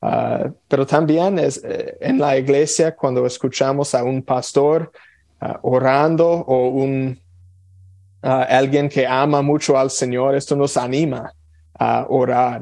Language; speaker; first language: Spanish; non-native, fluent; English